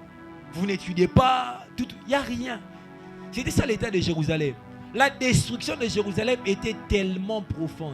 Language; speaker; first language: French; non-native, local second language; Lingala